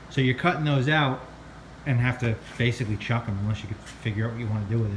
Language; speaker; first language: English; native; English